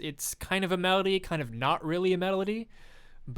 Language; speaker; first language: English; non-native, fluent; French